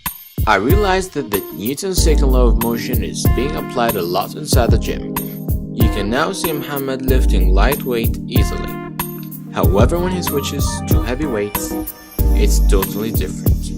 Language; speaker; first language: English; non-native, fluent; Arabic